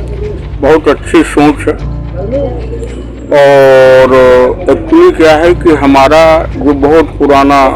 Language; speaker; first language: Hindi; native; Hindi